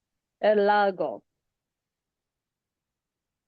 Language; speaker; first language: Spanish; non-native, learner; English